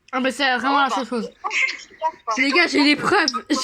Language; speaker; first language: French; native; French